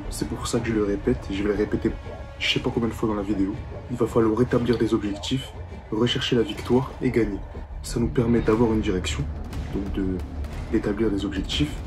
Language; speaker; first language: French; native; French